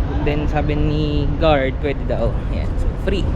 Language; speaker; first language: Filipino; native; Filipino